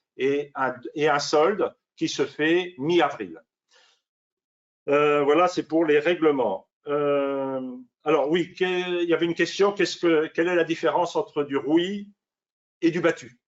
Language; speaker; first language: French; native; French